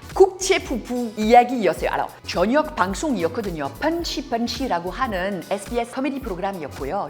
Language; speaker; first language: Korean; non-native, fluent; French